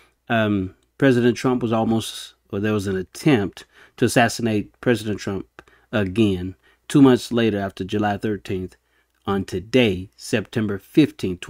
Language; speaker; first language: English; native; English